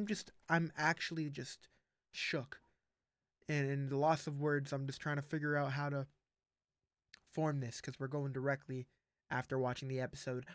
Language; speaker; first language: English; native; English